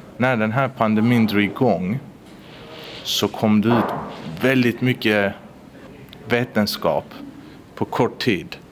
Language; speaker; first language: Swedish; early bilingual, other home language; Persian